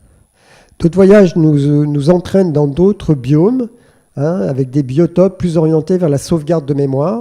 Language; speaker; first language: French; native; French